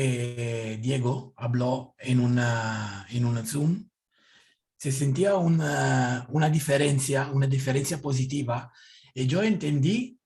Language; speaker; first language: Spanish; non-native, learner; Italian